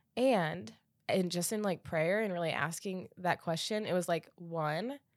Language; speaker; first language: English; native; English